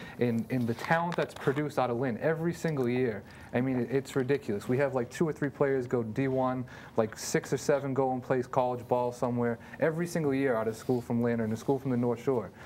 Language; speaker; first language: English; native; English